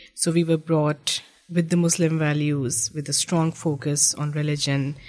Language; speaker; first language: English; non-native, local second language; Urdu